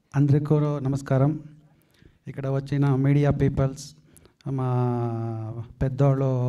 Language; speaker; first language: Telugu; non-native, learner; Kannada